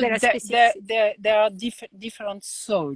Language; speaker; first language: English; non-native, learner; French